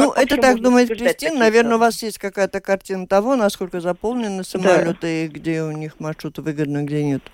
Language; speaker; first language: Russian; native; Russian